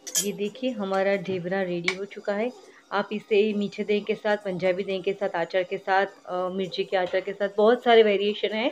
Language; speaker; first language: Hindi; non-native, local second language; Gujarati